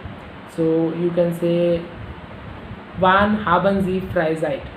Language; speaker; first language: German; non-native, learner; Hindi